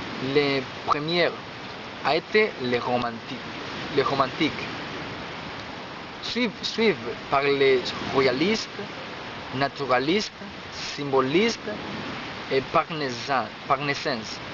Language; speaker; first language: French; non-native, learner; Spanish